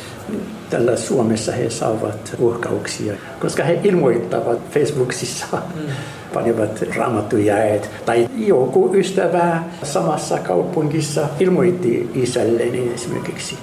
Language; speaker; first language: Finnish; non-native, learner; Arabic